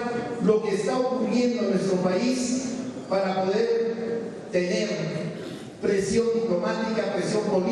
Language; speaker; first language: Spanish; native; Spanish